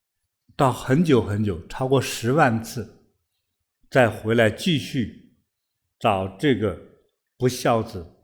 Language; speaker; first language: Chinese; native; Chinese